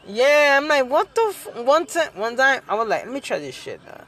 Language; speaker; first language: English; early bilingual, other home language; Spanish